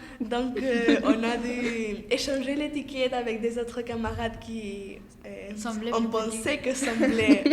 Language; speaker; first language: French; non-native, fluent; Spanish